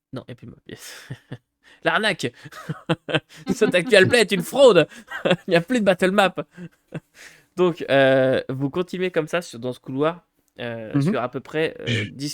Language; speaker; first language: French; native; French